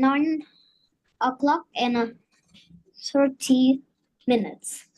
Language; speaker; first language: English; non-native, learner; Vietnamese